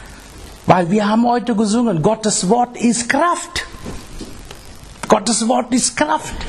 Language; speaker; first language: German; non-native, learner; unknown